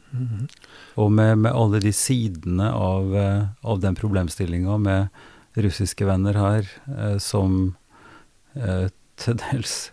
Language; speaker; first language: Norwegian; native; Norwegian